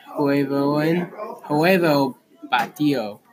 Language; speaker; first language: Spanish; non-native, learner; English